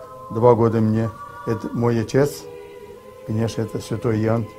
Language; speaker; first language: Russian; early bilingual, heritage; Russian